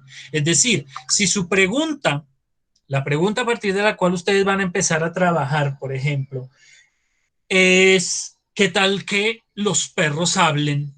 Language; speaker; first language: Spanish; native; Spanish